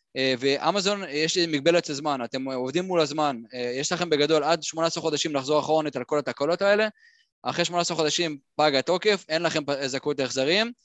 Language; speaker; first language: Hebrew; native; Hebrew